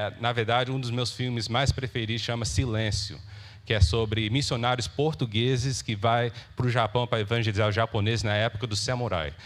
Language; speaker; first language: Portuguese; early bilingual, heritage; English